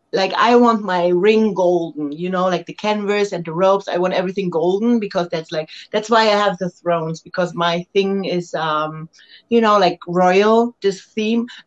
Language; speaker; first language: English; non-native, fluent; German